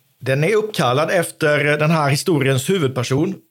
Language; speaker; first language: Swedish; native; Swedish